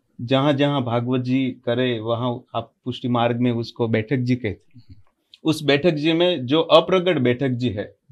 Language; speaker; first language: Hindi; non-native, local second language; Gujarati